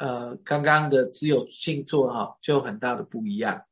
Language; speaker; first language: Chinese; native; Chinese